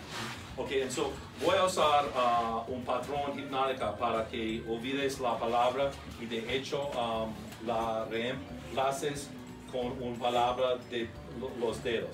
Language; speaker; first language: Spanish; non-native, learner; English